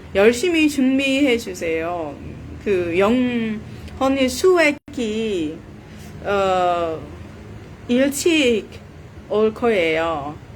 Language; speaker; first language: Korean; non-native, learner; Vietnamese